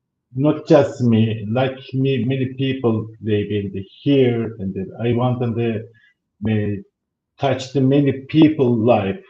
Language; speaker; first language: English; non-native, learner; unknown